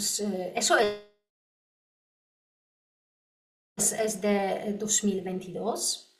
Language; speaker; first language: Spanish; non-native, learner; Polish